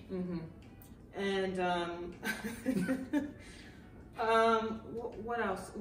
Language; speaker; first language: English; native; English